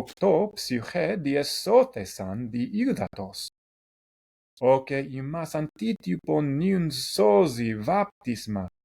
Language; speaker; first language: Greek; non-native, learner; English